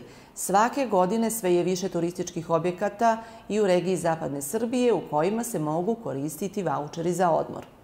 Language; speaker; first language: Serbian; native; Serbian